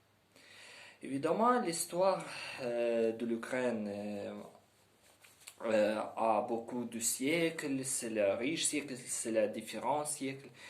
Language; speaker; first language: French; non-native, learner; Ukrainian